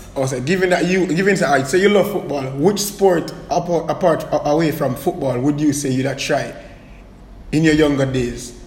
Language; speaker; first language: English; non-native, local second language; Jamaican Creole English